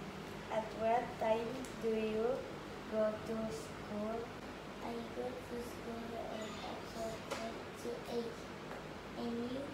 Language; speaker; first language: English; non-native, learner; Indonesian